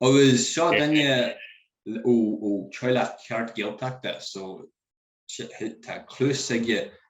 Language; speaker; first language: Irish; non-native, local second language; English